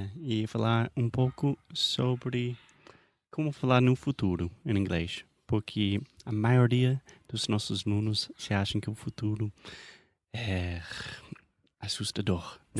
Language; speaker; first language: Portuguese; non-native, fluent; English